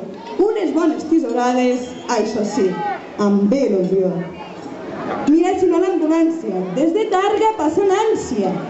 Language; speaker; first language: Catalan; native; Catalan